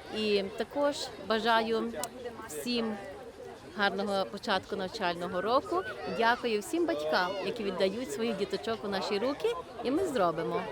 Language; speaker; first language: Ukrainian; early bilingual, heritage; Ukrainian